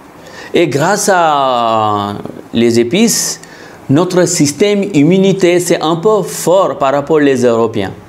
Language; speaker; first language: French; non-native, fluent; Hindi